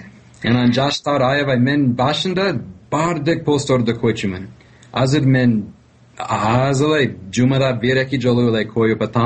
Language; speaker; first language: Kyrgyz; non-native, fluent; English